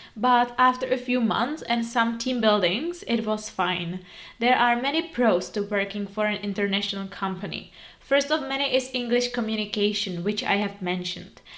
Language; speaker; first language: English; non-native, fluent; Czech